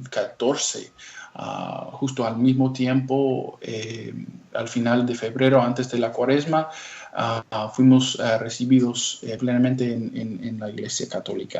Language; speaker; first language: Spanish; non-native, fluent; English